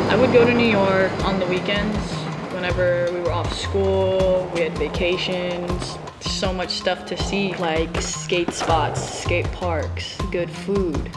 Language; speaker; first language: English; native; English